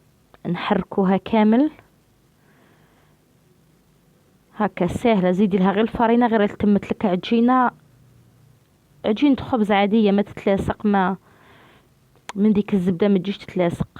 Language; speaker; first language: Arabic; native; Arabic